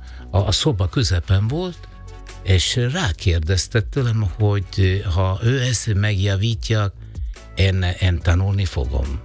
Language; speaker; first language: Hungarian; non-native, learner; Italian